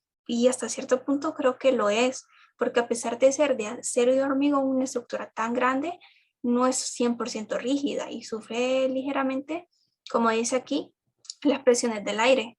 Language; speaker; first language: Spanish; native; Spanish